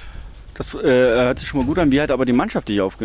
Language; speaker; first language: German; native; German